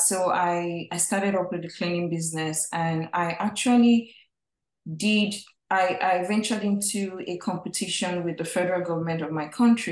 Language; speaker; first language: English; non-native, local second language; Igbo